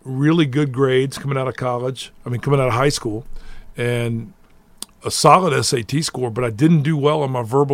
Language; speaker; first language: English; native; English